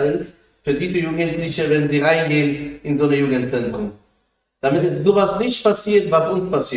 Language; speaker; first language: German; non-native, fluent; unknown